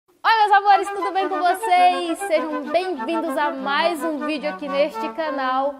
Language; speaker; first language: Portuguese; native; Portuguese